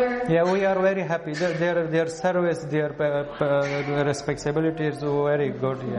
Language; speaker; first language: English; non-native, learner; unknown